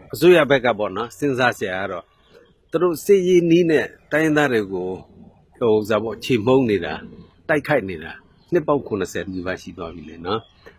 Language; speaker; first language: Burmese; non-native, local second language; Mon